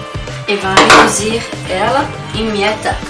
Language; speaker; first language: Portuguese; non-native, learner; French